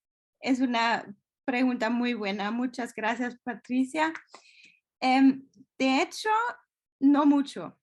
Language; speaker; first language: Spanish; non-native, fluent; German